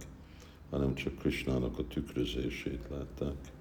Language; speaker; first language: Hungarian; early bilingual, heritage; Hungarian